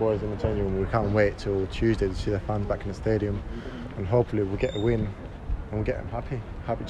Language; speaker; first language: English; native; English